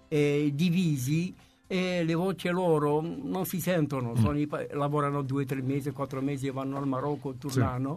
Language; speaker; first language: Italian; non-native, fluent; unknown